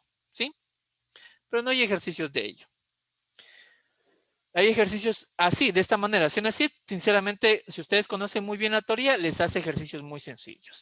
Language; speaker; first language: Spanish; native; Spanish